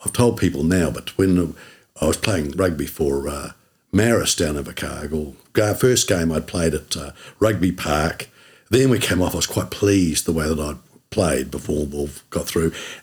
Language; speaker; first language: English; native; English